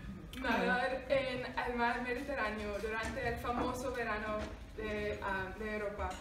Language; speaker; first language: Spanish; non-native, learner; Afrikaans